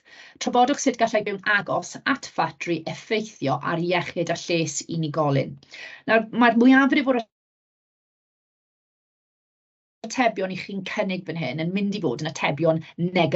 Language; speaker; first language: Welsh; native; Welsh